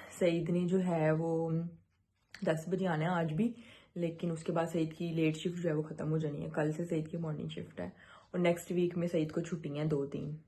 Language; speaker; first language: Urdu; native; Urdu